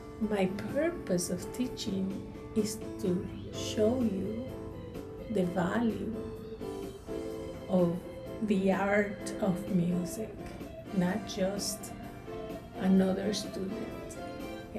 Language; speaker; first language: English; non-native, fluent; Spanish